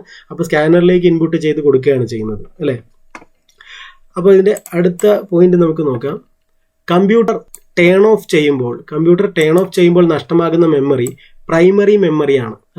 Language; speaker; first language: Malayalam; native; Malayalam